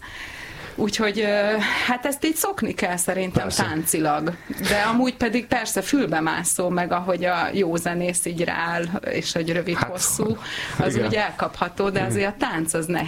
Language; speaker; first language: Hungarian; native; Hungarian